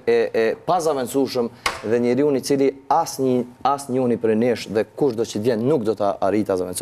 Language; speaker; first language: Albanian; native; Albanian